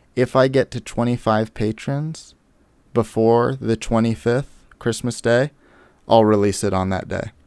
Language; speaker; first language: English; native; English